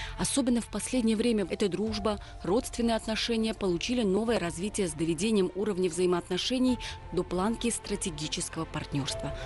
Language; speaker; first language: Russian; non-native, local second language; Uzbek